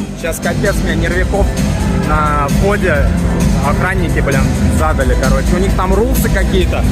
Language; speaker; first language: Russian; native; Russian